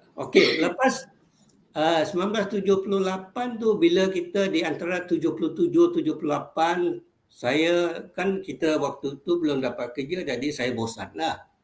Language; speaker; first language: Malay; non-native, local second language; Chinese